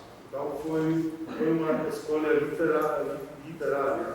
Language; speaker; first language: Portuguese; non-native, fluent; Polish